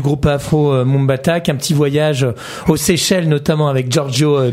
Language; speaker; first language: French; native; French